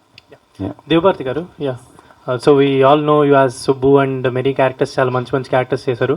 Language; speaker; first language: Telugu; native; Telugu